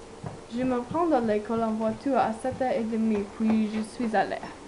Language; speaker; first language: French; non-native, learner; English